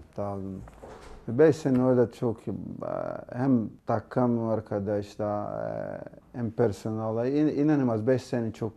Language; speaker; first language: Turkish; non-native, learner; Portuguese